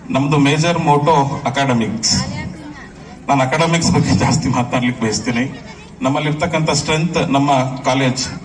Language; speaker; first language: Kannada; native; Kannada